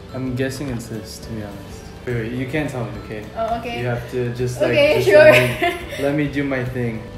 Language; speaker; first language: English; native; English